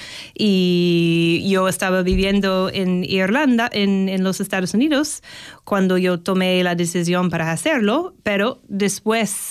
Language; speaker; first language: Spanish; non-native, fluent; English